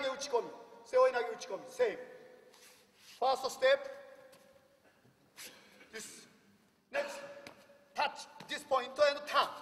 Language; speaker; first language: English; non-native, learner; Japanese